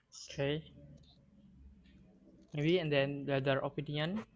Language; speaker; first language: English; non-native, learner; Indonesian